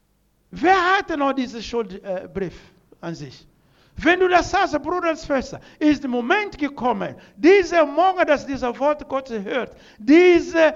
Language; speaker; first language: German; non-native, learner; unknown